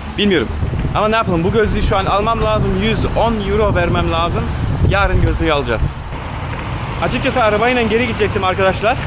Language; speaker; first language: Turkish; early bilingual, heritage; Turkish